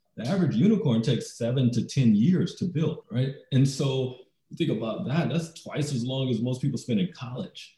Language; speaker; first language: English; native; English